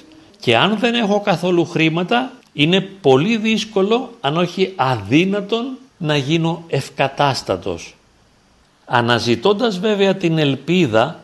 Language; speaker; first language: Greek; native; Greek